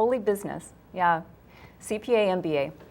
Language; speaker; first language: English; native; English